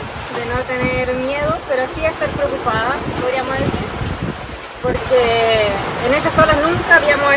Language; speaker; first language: Spanish; native; Spanish